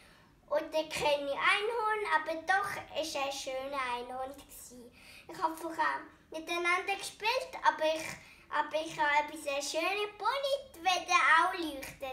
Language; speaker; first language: German; non-native, learner; Indonesian